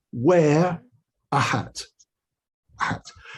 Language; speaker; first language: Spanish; non-native, fluent; English